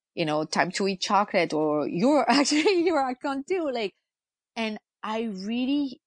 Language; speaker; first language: English; non-native, fluent; French